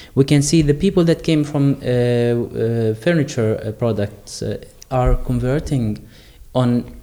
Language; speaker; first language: English; non-native, fluent; Arabic